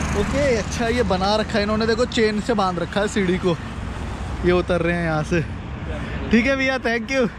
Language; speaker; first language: Hindi; native; Hindi